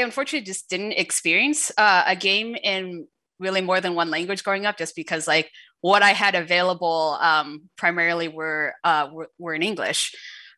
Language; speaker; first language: English; early bilingual, other home language; Wu Chinese